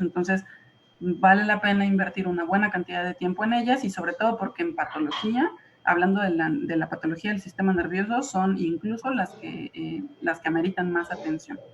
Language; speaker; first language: Spanish; native; Spanish